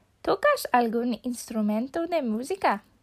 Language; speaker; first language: Spanish; non-native, fluent; English